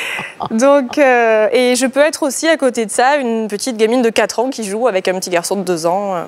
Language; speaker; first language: French; native; French